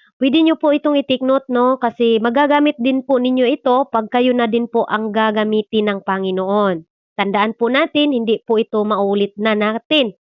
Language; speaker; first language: Filipino; non-native, local second language; Cebuano